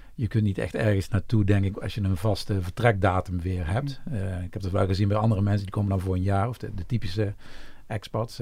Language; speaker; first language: Dutch; native; Dutch